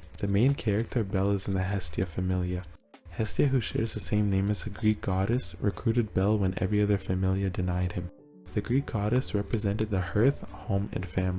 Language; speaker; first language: English; native; English